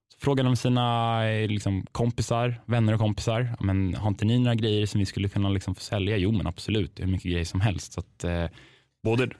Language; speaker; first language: Swedish; native; Swedish